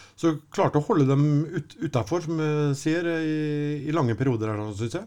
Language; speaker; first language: Norwegian; native; Norwegian